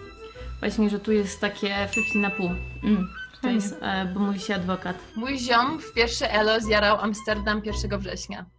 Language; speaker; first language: Polish; early bilingual, heritage; Polish